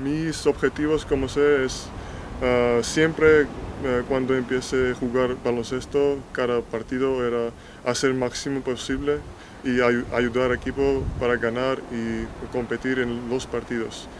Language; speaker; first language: Spanish; non-native, fluent; Georgian